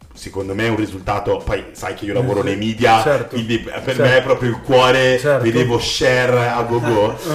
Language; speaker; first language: Italian; native; Italian